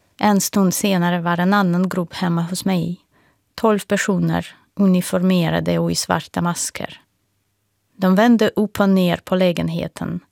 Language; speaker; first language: Swedish; non-native, fluent; Russian